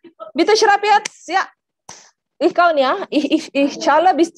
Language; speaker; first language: German; non-native, learner; Indonesian